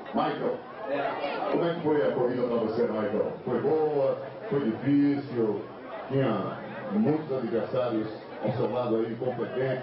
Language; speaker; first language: Portuguese; native; Portuguese